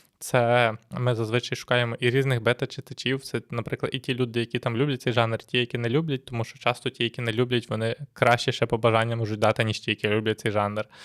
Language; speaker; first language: Ukrainian; native; Ukrainian